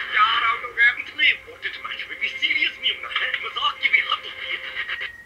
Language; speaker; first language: Hindi; non-native, local second language; Bangla